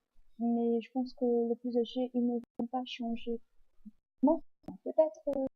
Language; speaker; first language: French; non-native, fluent; Portuguese